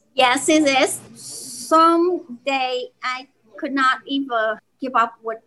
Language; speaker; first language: English; non-native, learner; Vietnamese